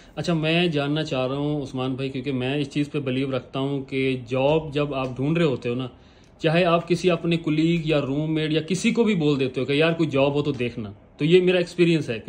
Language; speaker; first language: Hindi; native; Hindi